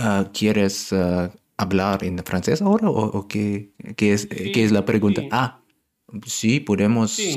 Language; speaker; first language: Spanish; non-native, learner; German